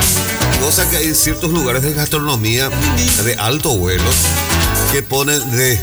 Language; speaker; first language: Spanish; native; Spanish